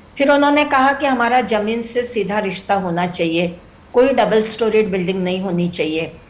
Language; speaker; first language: Hindi; non-native, local second language; Telugu